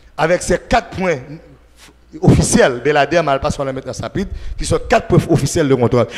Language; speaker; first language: French; non-native, local second language; Haitian Creole